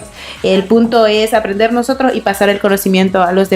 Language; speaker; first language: Spanish; native; Spanish